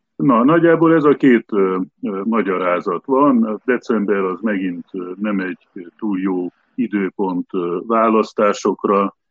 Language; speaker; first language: Hungarian; native; Hungarian